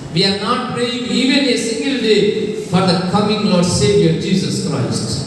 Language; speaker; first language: English; non-native, local second language; Telugu